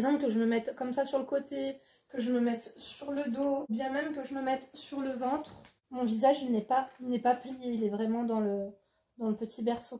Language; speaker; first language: French; native; French